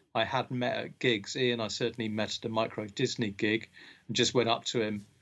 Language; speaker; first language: English; native; English